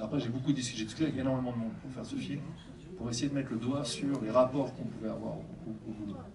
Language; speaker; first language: French; native; French